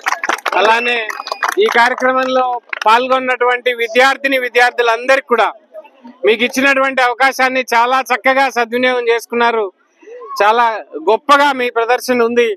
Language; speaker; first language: Telugu; native; Telugu